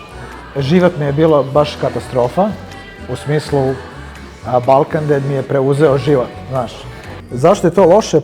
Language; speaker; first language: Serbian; early bilingual, heritage; Serbian